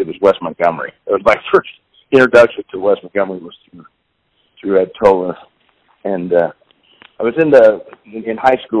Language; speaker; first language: English; native; English